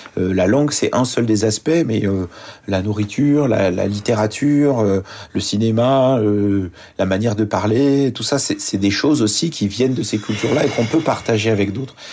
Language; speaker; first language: French; early bilingual, other home language; Arabic